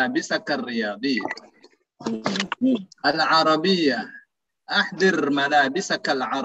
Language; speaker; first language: Arabic; non-native, fluent; Indonesian